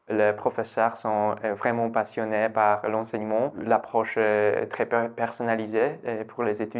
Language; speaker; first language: French; non-native, fluent; Polish